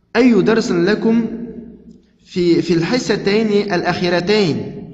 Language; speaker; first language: Arabic; non-native, fluent; Uzbek